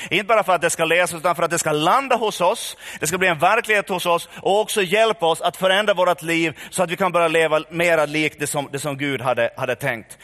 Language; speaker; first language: Swedish; native; Swedish